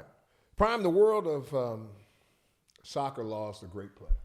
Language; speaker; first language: English; native; English